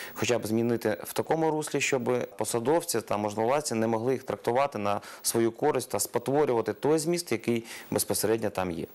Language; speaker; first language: Ukrainian; non-native, local second language; Russian